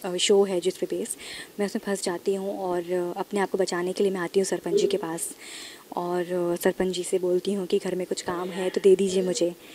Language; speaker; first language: Hindi; native; Hindi